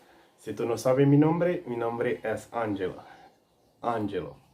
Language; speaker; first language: Spanish; non-native, local second language; Haitian Creole